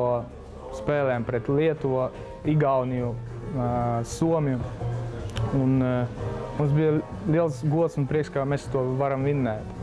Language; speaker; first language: Latvian; non-native, local second language; Russian